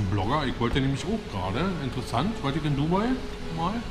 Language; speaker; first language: German; native; German